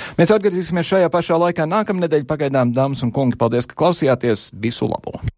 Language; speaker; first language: Latvian; early bilingual, heritage; Latvian